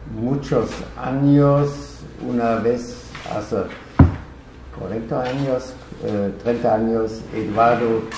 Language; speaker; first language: Spanish; non-native, learner; German